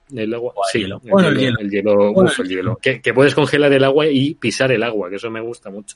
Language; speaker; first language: Spanish; native; Spanish